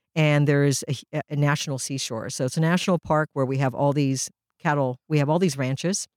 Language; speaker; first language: English; early bilingual, other home language; Japanese